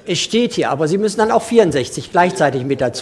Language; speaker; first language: German; native; German